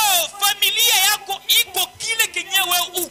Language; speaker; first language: Swahili; native; Swahili